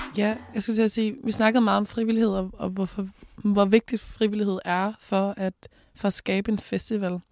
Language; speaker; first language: Danish; native; Danish